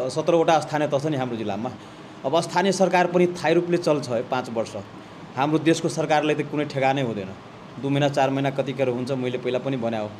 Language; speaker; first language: Nepali; non-native, local second language; Maithili